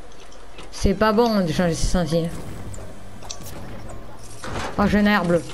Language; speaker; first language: French; native; French